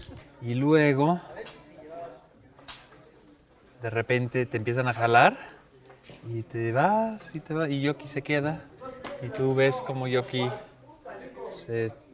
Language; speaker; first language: Spanish; native; Spanish